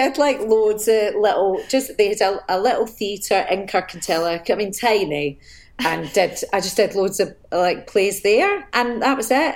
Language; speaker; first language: English; native; English